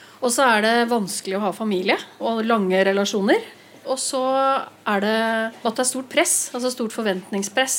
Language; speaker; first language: Norwegian; native; Norwegian